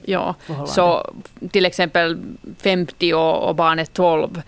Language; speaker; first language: Swedish; non-native, local second language; Finnish